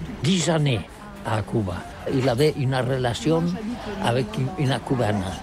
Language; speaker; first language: French; non-native, learner; Catalan